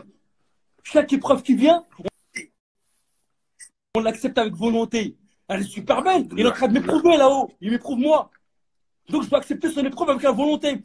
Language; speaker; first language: French; native; French